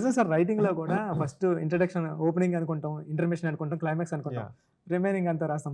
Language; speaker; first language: Telugu; native; Telugu